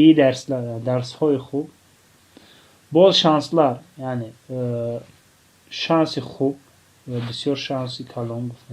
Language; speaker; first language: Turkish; non-native, fluent; Tajik